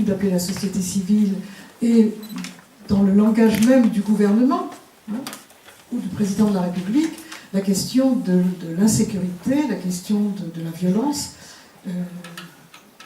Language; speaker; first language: French; native; French